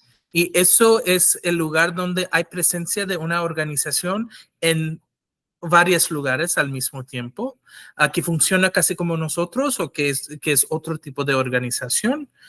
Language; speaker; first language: Spanish; non-native, fluent; English